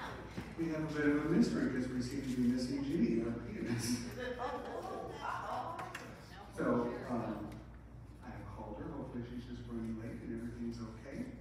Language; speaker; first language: English; native; English